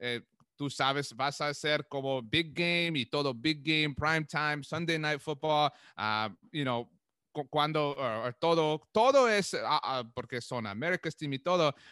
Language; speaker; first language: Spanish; non-native, learner; English